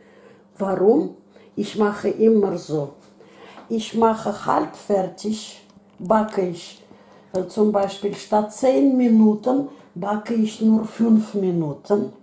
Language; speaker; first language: German; non-native, fluent; Russian